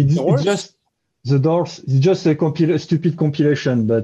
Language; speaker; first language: English; non-native, learner; French